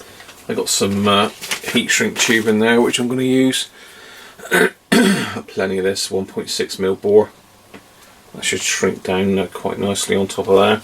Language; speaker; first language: English; native; English